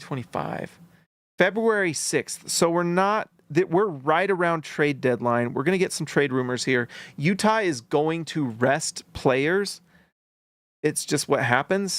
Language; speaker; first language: English; native; English